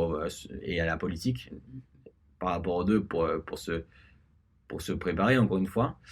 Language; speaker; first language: French; early bilingual, other home language; Spanish